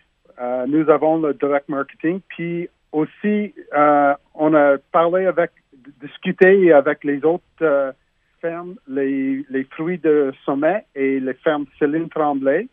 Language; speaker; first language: French; non-native, learner; English